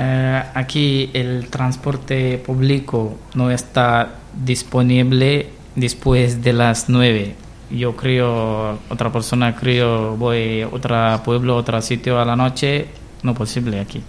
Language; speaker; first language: Spanish; non-native, learner; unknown